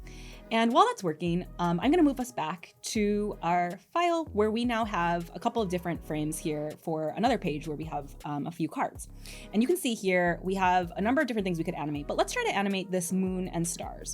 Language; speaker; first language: English; native; English